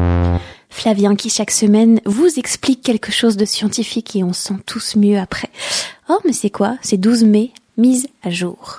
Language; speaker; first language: French; native; French